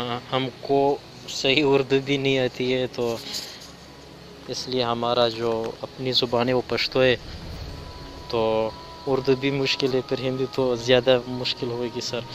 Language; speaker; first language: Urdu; non-native, local second language; Pashto